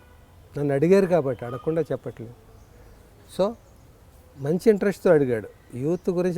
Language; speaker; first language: Telugu; native; Telugu